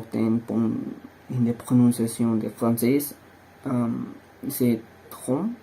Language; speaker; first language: French; non-native, learner; Spanish